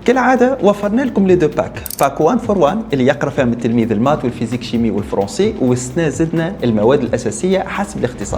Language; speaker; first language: Arabic; native; Arabic